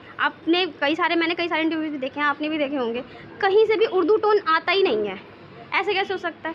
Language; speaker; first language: Hindi; native; Hindi